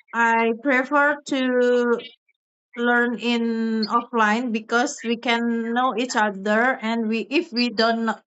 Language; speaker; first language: English; non-native, learner; Indonesian